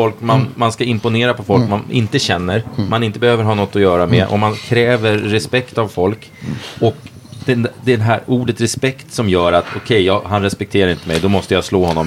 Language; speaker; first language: Swedish; native; Swedish